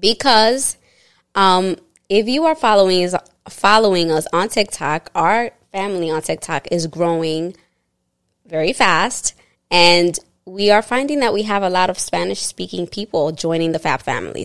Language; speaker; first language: English; early bilingual, other home language; Spanish